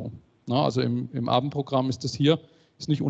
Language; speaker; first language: German; native; German